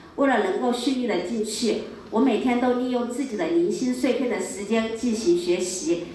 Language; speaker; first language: Chinese; native; Chinese